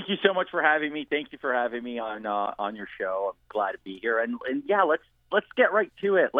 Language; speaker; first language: English; native; English